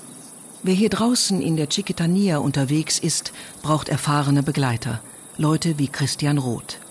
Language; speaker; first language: German; native; German